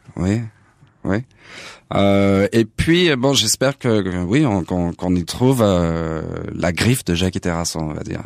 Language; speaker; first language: French; native; French